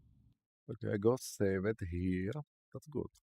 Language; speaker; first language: English; non-native, learner; Slovak